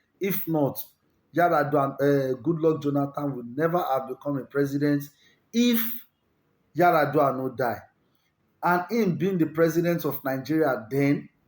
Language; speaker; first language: Nigerian Pidgin; non-native, local second language; Yoruba